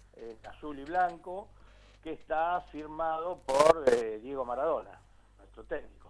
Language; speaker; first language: Spanish; native; Spanish